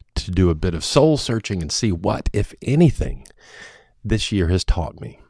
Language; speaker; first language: English; native; English